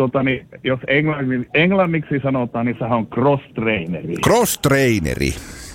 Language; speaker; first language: Finnish; early bilingual, heritage; Finnish